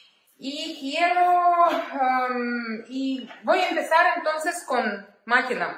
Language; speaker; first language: Spanish; non-native, learner; Ukrainian